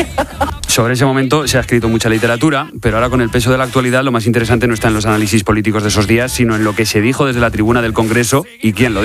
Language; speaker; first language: Spanish; native; Spanish